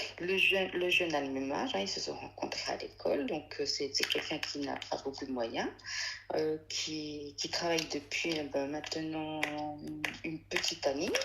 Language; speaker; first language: French; early bilingual, other home language; Arabic